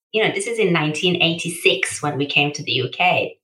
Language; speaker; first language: English; early bilingual, other home language; Persian